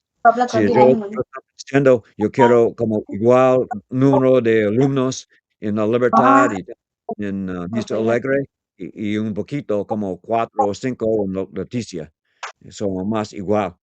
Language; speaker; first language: Spanish; non-native, learner; English